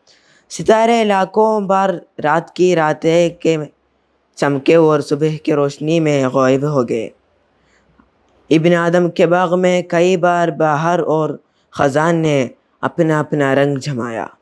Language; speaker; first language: Hindi; non-native, learner; Malayalam